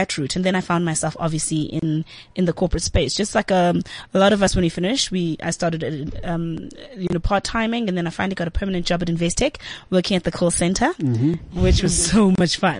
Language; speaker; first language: English; non-native, local second language; Zulu